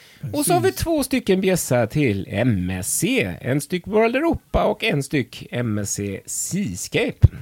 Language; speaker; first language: Swedish; native; Swedish